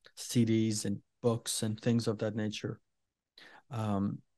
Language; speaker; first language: English; non-native, fluent; Persian